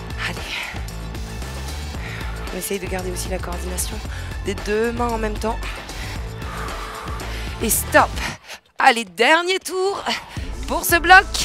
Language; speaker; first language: French; native; French